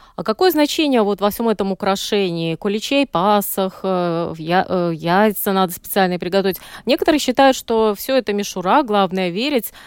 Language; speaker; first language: Russian; native; Russian